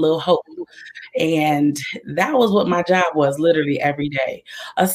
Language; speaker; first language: English; native; English